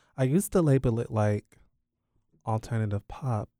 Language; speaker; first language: English; native; English